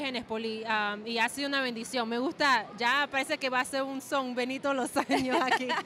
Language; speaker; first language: Spanish; early bilingual, heritage; Spanish